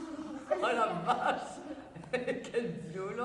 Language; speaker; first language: French; native; French